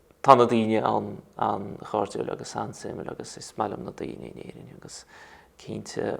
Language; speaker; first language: Irish; non-native, fluent; Russian